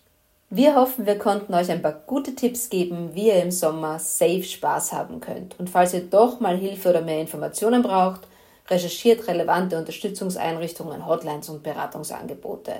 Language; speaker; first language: German; native; German